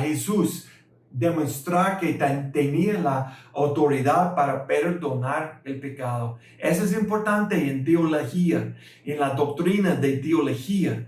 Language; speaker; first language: Spanish; non-native, fluent; English